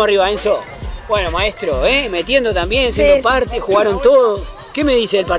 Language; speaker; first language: Spanish; native; Spanish